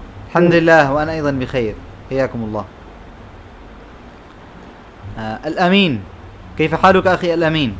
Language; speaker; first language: Arabic; non-native, fluent; Bangla